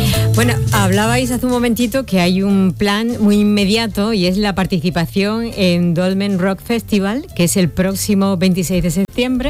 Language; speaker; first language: Spanish; native; Spanish